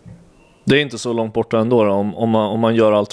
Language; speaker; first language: Swedish; native; Swedish